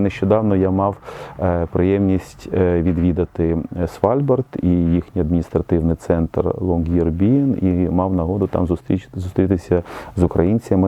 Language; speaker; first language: Ukrainian; native; Ukrainian